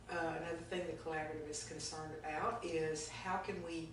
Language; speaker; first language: English; native; English